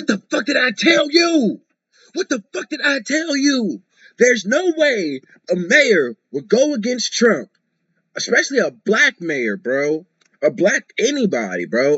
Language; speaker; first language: English; native; English